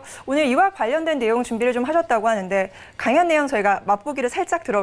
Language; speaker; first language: Korean; native; Korean